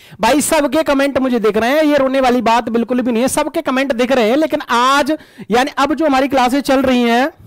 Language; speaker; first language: Hindi; native; Hindi